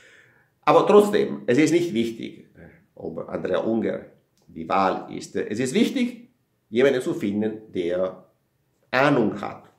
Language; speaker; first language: German; non-native, fluent; Italian